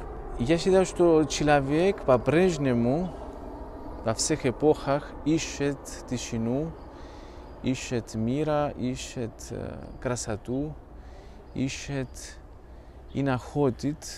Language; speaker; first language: Russian; non-native, fluent; Greek